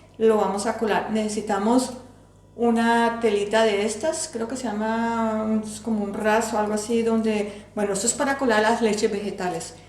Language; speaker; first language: Spanish; native; Spanish